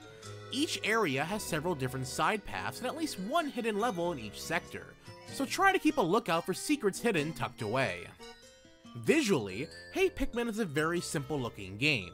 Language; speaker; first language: English; native; English